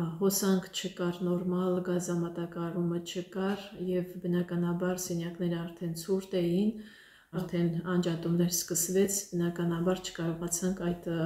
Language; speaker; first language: Armenian; native; Armenian